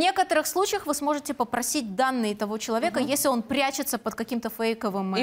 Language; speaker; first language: Russian; native; Russian